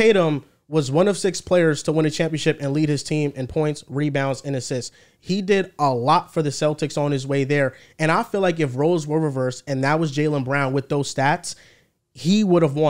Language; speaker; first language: English; native; English